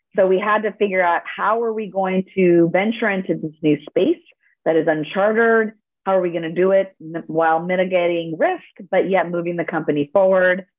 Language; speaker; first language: English; early bilingual, other home language; Spanish